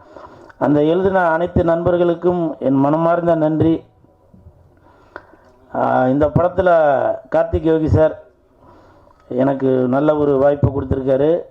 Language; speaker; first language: Tamil; native; Tamil